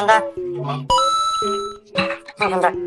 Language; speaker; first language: Korean; native; Korean